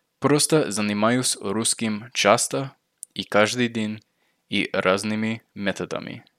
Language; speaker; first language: Russian; non-native, fluent; English